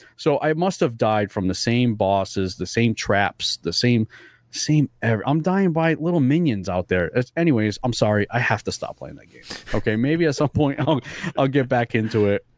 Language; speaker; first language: English; early bilingual, other home language; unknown